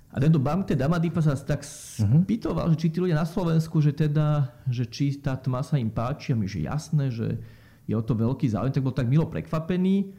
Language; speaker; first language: Slovak; native; Slovak